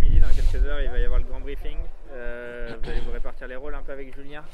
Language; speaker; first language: French; native; French